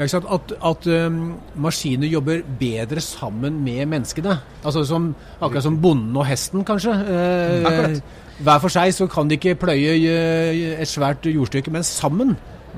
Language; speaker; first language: Norwegian; native; Norwegian